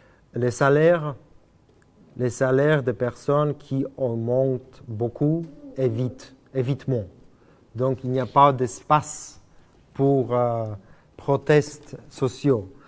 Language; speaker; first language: French; non-native, fluent; Polish